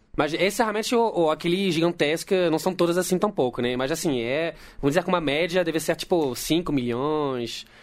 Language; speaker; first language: Portuguese; non-native, fluent; French